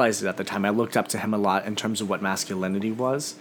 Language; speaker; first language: English; native; English